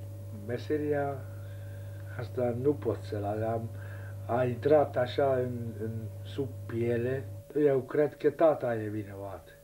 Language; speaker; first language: Romanian; non-native, local second language; Hungarian